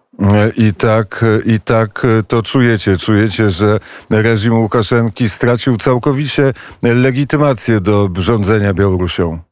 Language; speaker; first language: Polish; native; Polish